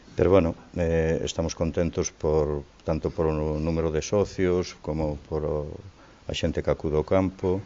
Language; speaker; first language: Galician; non-native, local second language; Spanish